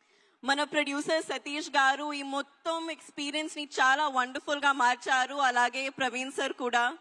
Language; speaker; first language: Telugu; non-native, learner; Hindi